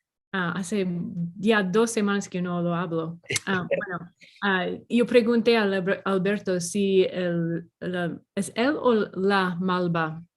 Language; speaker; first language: Spanish; non-native, learner; English